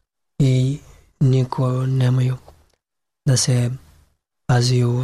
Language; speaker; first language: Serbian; non-native, learner; Pashto